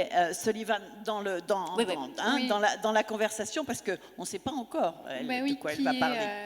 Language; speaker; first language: French; native; French